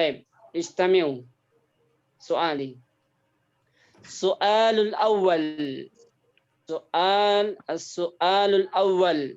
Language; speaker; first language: Arabic; non-native, fluent; Indonesian